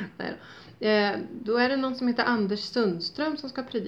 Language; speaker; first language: Swedish; native; Swedish